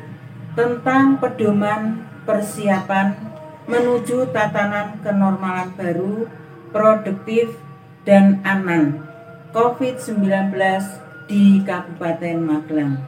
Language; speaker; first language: Indonesian; native; Indonesian